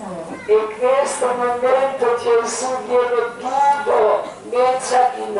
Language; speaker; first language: Italian; non-native, learner; Croatian